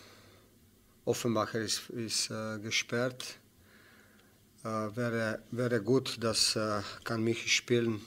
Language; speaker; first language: German; non-native, fluent; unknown